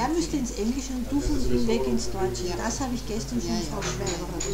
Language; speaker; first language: German; native; German